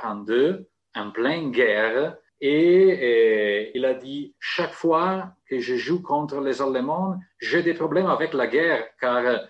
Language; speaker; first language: French; non-native, fluent; Italian